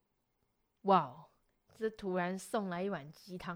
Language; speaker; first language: Chinese; native; Chinese